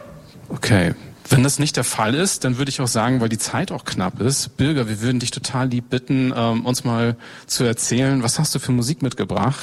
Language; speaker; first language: German; native; German